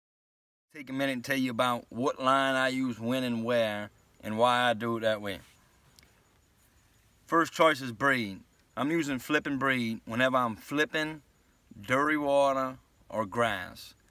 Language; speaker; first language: English; native; English